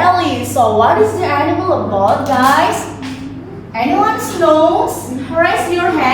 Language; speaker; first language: English; non-native, learner; Indonesian